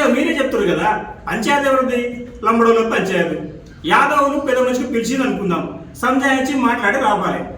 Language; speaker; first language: Telugu; non-native, local second language; Lambadi